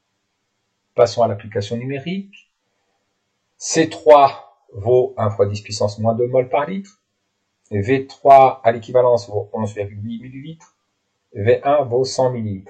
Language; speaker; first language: French; native; French